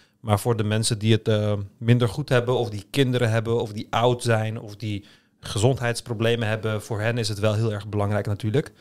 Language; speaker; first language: Dutch; early bilingual, other home language; Turkish